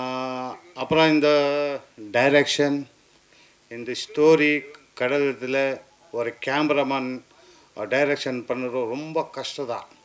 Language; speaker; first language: Tamil; non-native, local second language; Kannada